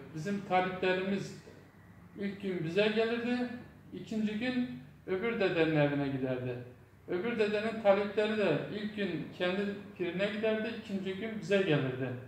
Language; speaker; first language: Turkish; non-native, local second language; Zaza